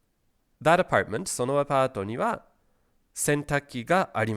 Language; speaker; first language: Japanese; non-native, fluent; English